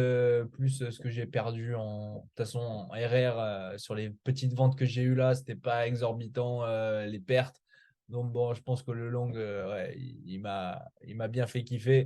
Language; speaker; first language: French; native; French